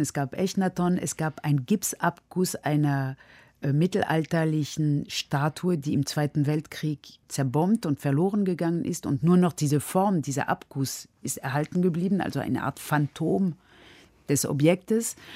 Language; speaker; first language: German; non-native, fluent; French